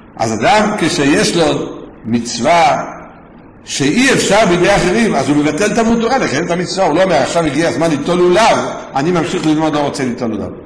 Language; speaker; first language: Hebrew; native; Hebrew